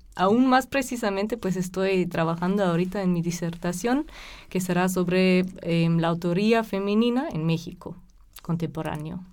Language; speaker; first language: Spanish; non-native, fluent; German